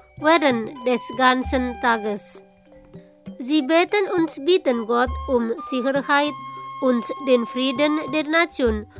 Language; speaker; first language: German; non-native, learner; Indonesian